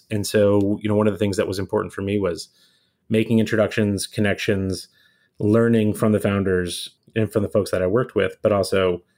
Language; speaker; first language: English; native; English